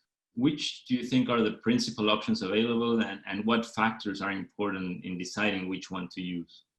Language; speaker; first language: English; non-native, fluent; Spanish